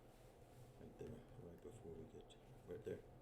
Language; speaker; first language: English; native; English